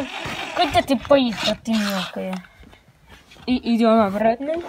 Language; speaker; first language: Russian; early bilingual, heritage; Russian